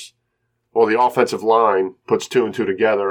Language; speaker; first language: English; native; English